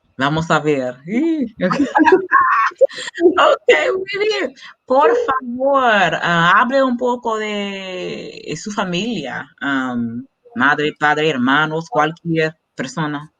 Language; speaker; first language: Spanish; non-native, learner; English